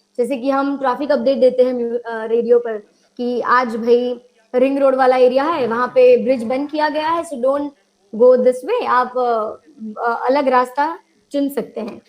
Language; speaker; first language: Hindi; non-native, local second language; Gujarati